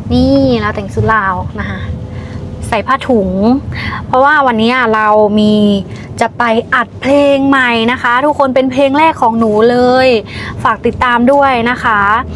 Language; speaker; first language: Thai; non-native, fluent; Lao